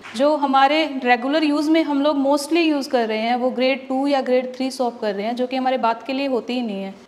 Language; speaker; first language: Hindi; native; Hindi